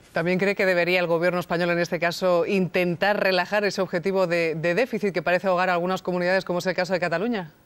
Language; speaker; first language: Spanish; native; Spanish